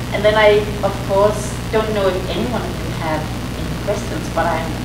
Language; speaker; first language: English; non-native, fluent; Danish